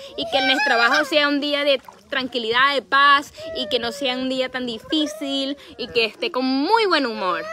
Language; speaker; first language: Spanish; early bilingual, heritage; Spanish